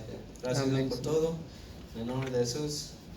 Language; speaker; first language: Spanish; early bilingual, heritage; Spanish